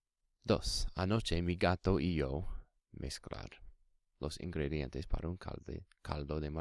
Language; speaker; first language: Spanish; non-native, fluent; English